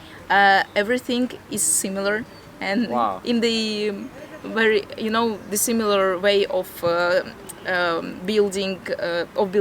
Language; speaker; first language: English; non-native, fluent; Latvian